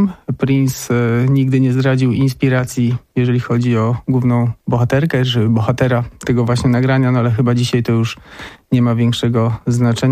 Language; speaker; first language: Polish; native; Polish